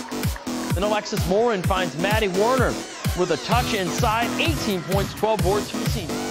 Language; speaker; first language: English; native; English